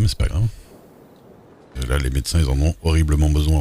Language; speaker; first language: French; native; French